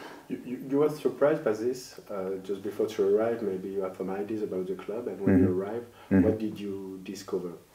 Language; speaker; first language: English; non-native, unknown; French